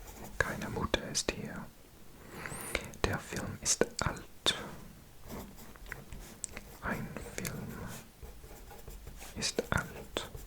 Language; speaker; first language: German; non-native, learner; Welsh